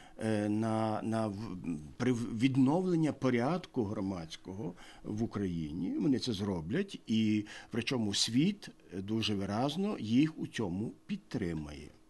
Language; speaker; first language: Ukrainian; native; Ukrainian